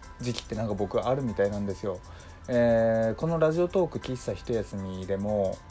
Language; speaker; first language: Japanese; native; Japanese